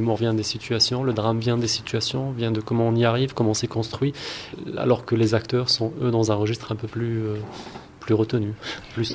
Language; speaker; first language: French; non-native, local second language; Arabic